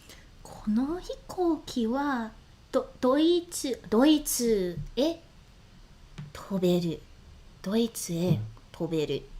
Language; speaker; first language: Japanese; non-native, learner; English